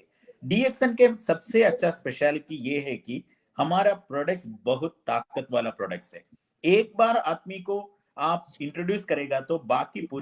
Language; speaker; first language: Hindi; non-native, fluent; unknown